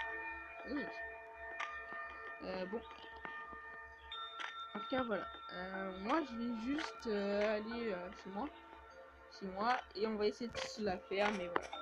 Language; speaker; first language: French; native; French